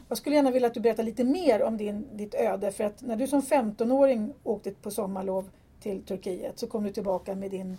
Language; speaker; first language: Swedish; native; Swedish